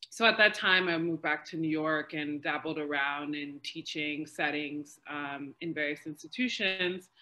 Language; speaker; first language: English; native; English